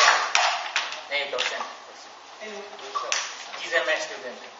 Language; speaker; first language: Dutch; non-native, learner; Chinese